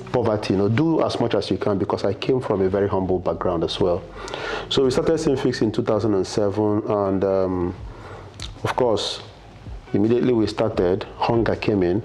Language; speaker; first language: English; non-native, local second language; Igbo